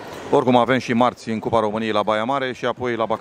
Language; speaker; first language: Romanian; native; Romanian